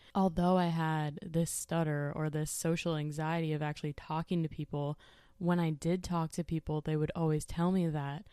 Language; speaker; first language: English; native; English